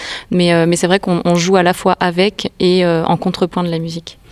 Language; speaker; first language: French; native; French